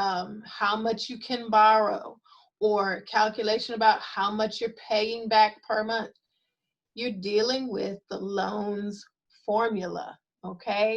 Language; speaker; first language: English; native; English